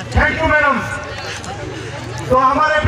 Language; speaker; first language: Hindi; non-native, local second language; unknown